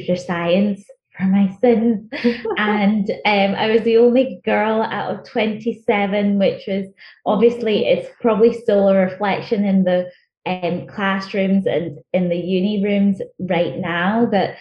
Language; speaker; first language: English; non-native, local second language; Nyanja